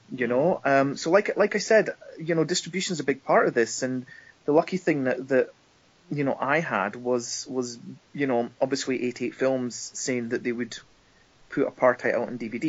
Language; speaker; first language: English; native; English